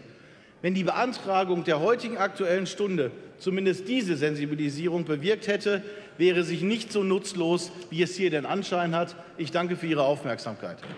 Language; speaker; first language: German; native; German